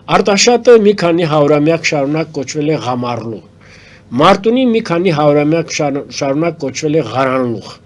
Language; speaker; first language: Armenian; native; Armenian